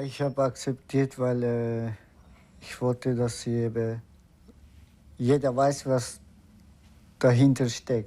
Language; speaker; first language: German; non-native, learner; Turkish